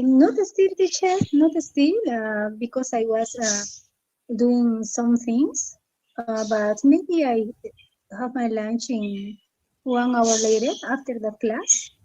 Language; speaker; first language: English; non-native, learner; Spanish